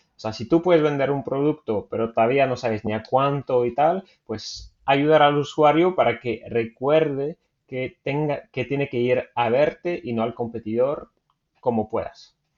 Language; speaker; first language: Spanish; non-native, fluent; French